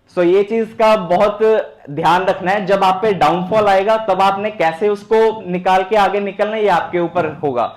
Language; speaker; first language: Hindi; native; Hindi